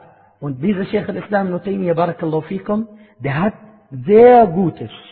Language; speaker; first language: German; non-native, fluent; Arabic